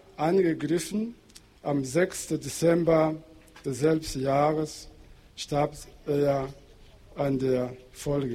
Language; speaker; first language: German; non-native, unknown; Portuguese